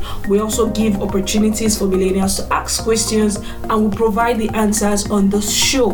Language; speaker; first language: English; non-native, local second language; Igbo